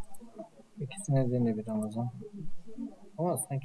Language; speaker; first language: Turkish; native; Turkish